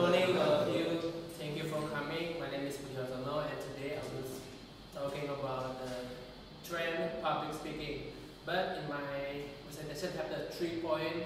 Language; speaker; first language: English; non-native, learner; Indonesian